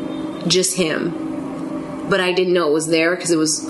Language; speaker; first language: English; native; English